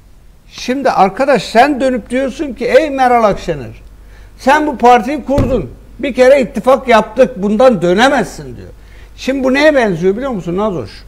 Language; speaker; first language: Turkish; native; Turkish